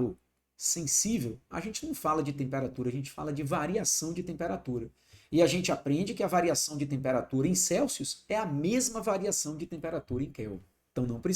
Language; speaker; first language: Portuguese; native; Portuguese